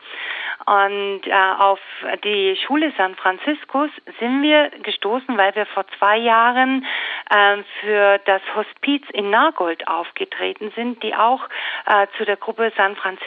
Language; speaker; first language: German; native; German